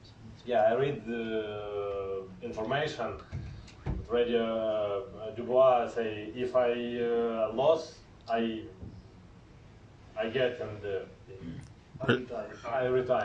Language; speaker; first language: English; non-native, learner; Ukrainian